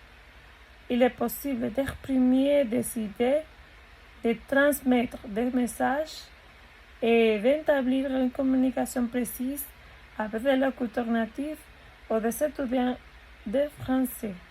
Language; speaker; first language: French; non-native, learner; Spanish